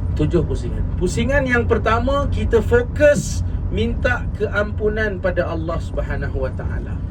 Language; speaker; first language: Malay; native; Malay